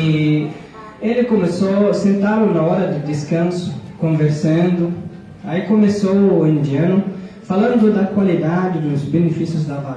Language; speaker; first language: Portuguese; non-native, fluent; Arabic